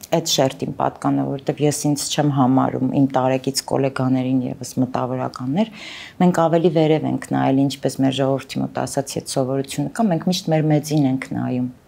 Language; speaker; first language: Armenian; native; Armenian